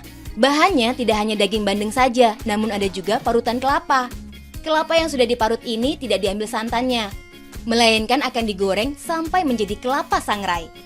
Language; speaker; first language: Indonesian; native; Indonesian